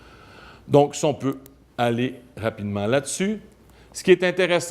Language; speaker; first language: French; native; French